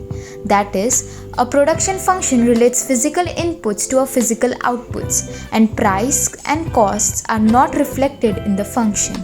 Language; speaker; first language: English; non-native, local second language; Gujarati